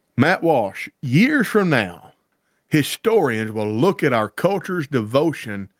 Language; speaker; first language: English; native; English